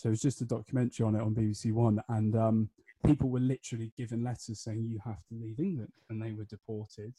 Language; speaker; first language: English; native; English